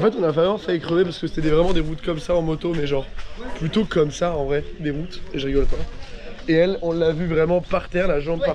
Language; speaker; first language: French; native; French